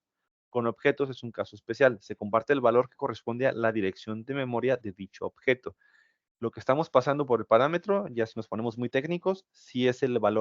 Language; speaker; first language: Spanish; native; Spanish